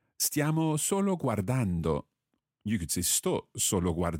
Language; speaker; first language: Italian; non-native, fluent; English